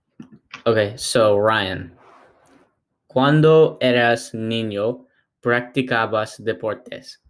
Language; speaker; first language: Spanish; non-native, learner; English